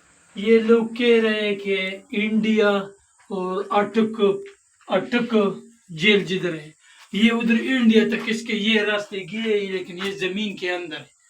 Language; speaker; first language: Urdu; non-native, local second language; Pashto